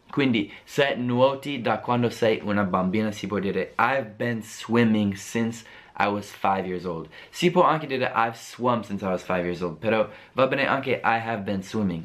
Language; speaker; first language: Italian; non-native, fluent; English